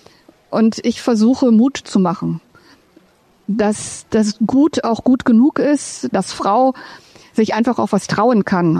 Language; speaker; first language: German; native; German